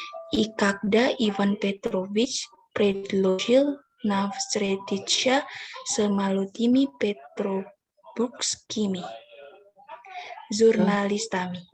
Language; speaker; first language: Russian; non-native, learner; Indonesian